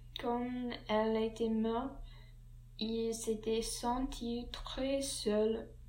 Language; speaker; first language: French; non-native, learner; English